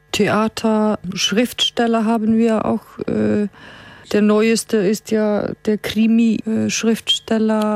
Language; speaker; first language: German; non-native, fluent; Icelandic